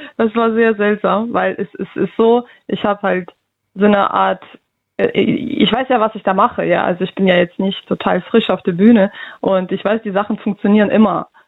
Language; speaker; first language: German; early bilingual, other home language; Russian